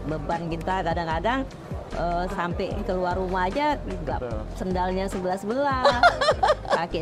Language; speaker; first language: Indonesian; native; Indonesian